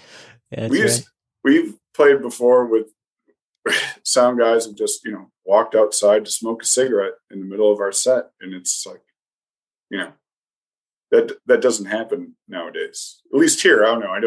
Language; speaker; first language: English; native; English